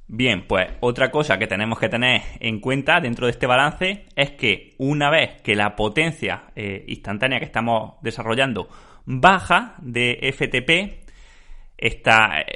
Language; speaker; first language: Spanish; native; Spanish